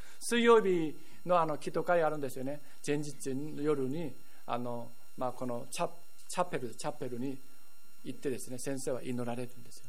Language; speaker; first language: Japanese; non-native, fluent; Korean